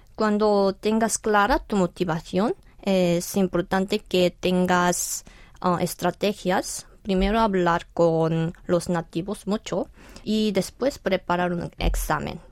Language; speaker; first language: Spanish; non-native, fluent; Korean